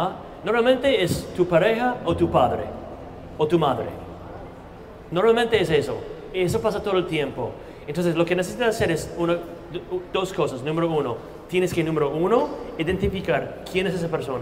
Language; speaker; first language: Spanish; non-native, fluent; English